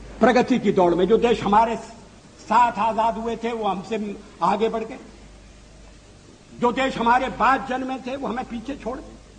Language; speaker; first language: Hindi; native; Hindi